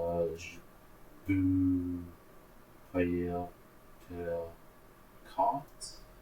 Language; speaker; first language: French; non-native, learner; English